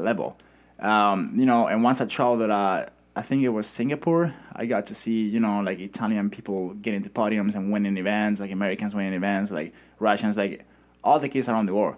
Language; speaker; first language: English; non-native, fluent; Spanish